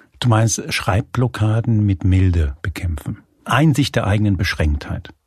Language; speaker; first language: German; early bilingual, other home language; Spanish